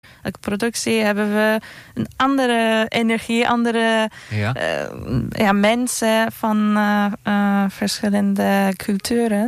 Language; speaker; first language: Dutch; non-native, learner; Turkish